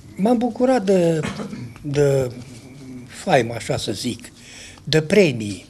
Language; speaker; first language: Romanian; native; Romanian